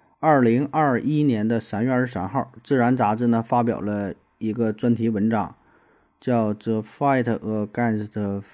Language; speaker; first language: Chinese; native; Chinese